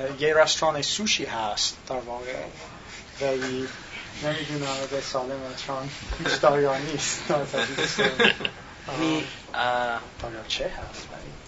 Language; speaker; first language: Tajik; non-native, learner; English